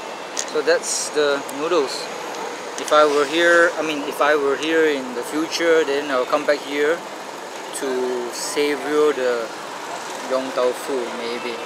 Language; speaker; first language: English; non-native, local second language; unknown